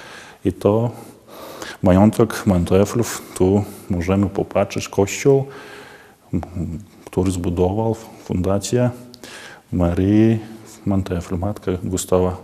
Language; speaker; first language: Polish; non-native, learner; Latvian